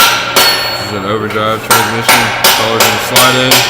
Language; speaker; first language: English; native; English